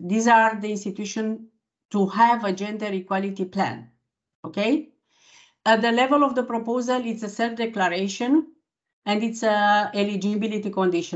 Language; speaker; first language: English; non-native, fluent; Romanian